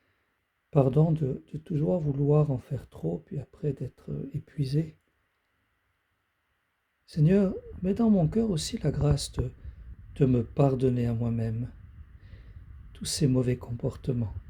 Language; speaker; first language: French; native; French